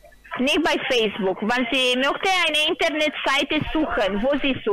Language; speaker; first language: German; non-native, learner; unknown